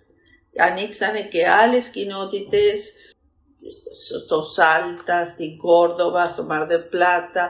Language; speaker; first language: Greek; early bilingual, heritage; Greek